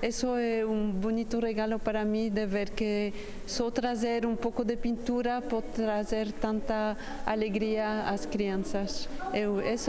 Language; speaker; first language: Portuguese; non-native, learner; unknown